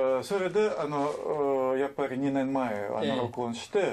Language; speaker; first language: Japanese; non-native, learner; Russian